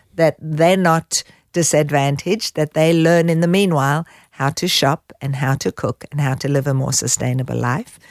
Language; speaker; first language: English; native; English